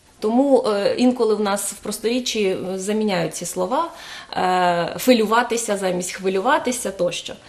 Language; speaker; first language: Ukrainian; native; Ukrainian